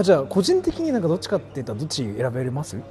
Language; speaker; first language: Japanese; native; Japanese